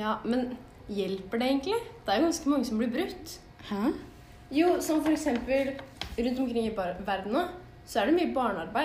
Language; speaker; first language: Norwegian; native; Norwegian